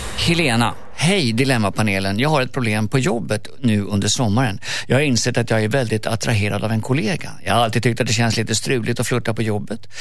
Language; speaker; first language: Swedish; native; Swedish